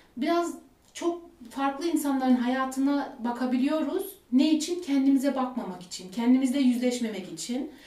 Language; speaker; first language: Turkish; early bilingual, heritage; Turkish